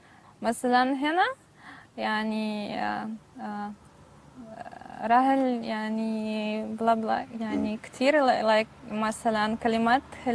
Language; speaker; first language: Arabic; non-native, learner; Russian